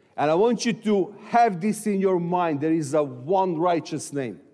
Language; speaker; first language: English; non-native, fluent; Serbian